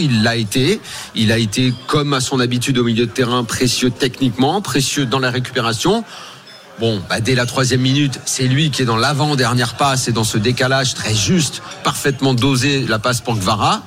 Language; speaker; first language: French; native; French